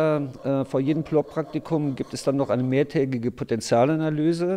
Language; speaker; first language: German; native; German